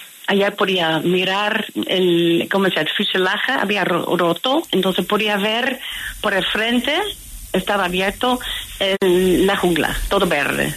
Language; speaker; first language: Spanish; non-native, fluent; Dutch